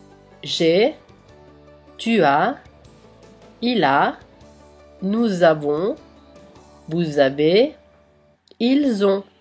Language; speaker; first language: French; non-native, fluent; Italian